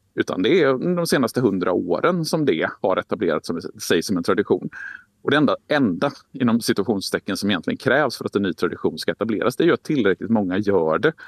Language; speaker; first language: Swedish; native; Swedish